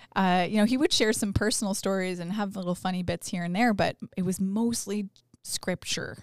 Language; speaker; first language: English; native; English